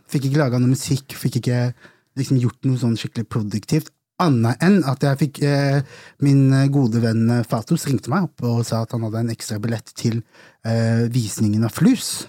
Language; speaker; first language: Norwegian; early bilingual, other home language; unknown